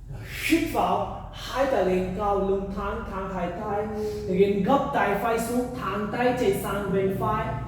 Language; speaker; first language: Vietnamese; non-native, learner; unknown